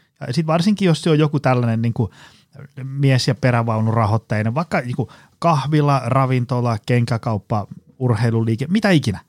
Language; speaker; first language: Finnish; native; Finnish